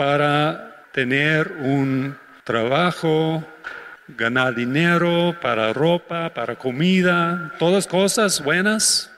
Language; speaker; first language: Spanish; non-native, fluent; English